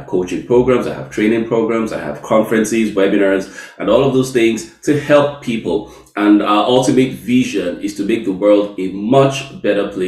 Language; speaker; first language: English; non-native, local second language; Yoruba